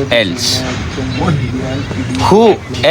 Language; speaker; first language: English; non-native, local second language; Malayalam